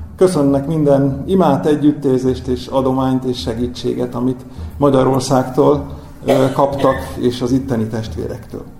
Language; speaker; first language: Hungarian; native; Hungarian